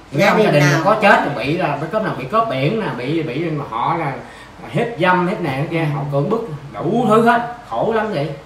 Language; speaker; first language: Vietnamese; native; Vietnamese